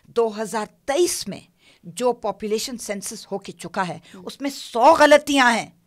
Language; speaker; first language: Urdu; non-native, local second language; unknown